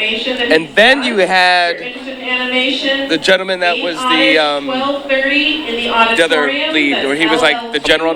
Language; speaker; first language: English; native; English